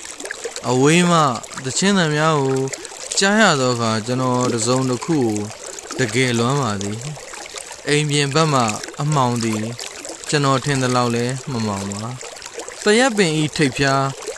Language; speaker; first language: Burmese; native; Burmese